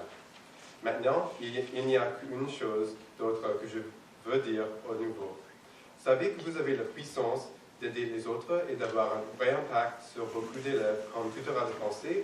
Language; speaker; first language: French; non-native, fluent; English